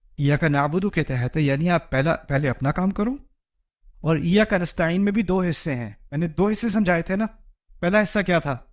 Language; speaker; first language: Urdu; early bilingual, heritage; Urdu